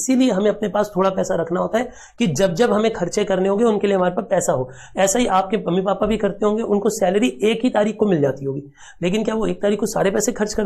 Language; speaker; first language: Hindi; native; Hindi